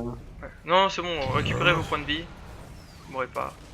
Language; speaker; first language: French; native; French